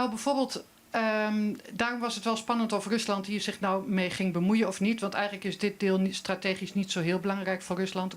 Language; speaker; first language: Dutch; native; Dutch